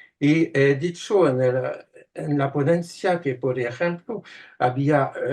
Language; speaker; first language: Spanish; non-native, fluent; French